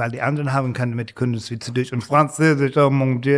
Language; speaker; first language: German; non-native, fluent; English